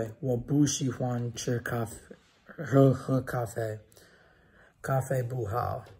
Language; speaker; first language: Chinese; non-native, learner; English